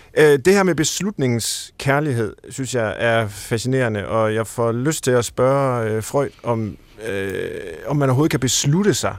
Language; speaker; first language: Danish; native; Danish